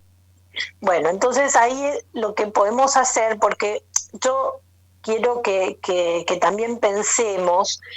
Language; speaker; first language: Spanish; native; Spanish